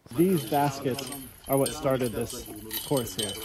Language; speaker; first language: English; native; English